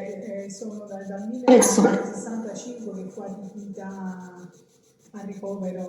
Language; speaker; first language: Italian; native; Italian